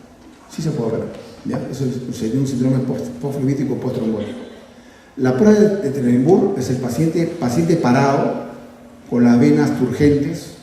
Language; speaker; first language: Spanish; native; Spanish